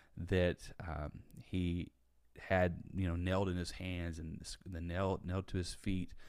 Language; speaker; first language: English; native; English